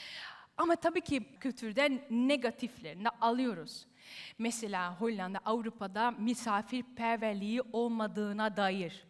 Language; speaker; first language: Turkish; early bilingual, heritage; Turkish